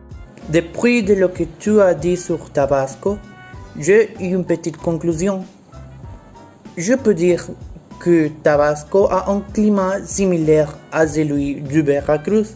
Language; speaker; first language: French; non-native, learner; Spanish